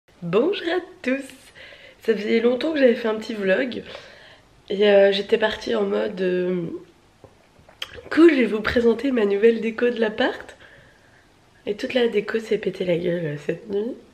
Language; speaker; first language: French; native; French